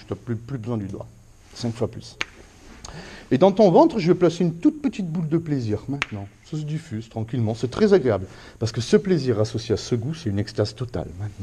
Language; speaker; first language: French; native; French